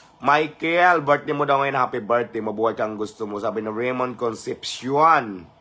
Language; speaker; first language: Filipino; non-native, local second language; Cebuano